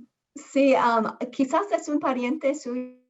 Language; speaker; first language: Spanish; early bilingual, heritage; Spanish